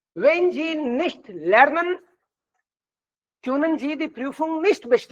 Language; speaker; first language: German; non-native, fluent; Hindi